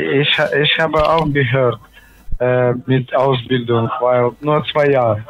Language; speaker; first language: German; non-native, learner; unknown